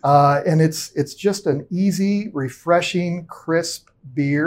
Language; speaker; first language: English; native; English